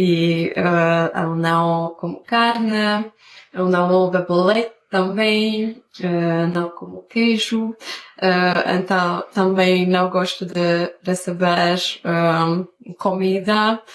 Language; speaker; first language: Portuguese; non-native, learner; Hungarian